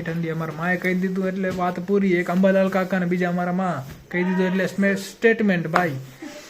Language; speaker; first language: Gujarati; non-native, local second language; Kachhi